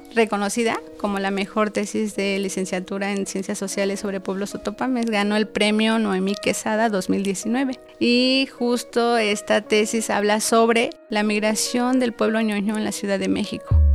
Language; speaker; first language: Spanish; non-native, local second language; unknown